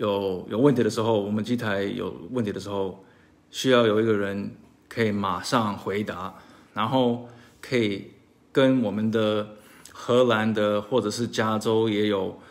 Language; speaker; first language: Chinese; early bilingual, heritage; Chinese